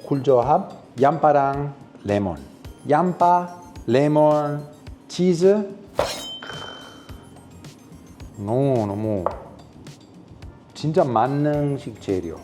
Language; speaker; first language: Korean; non-native, fluent; Italian